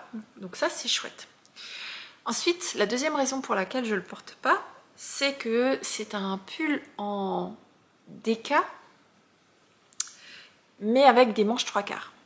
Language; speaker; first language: French; native; French